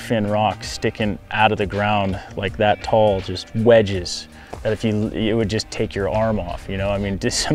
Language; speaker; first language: English; native; English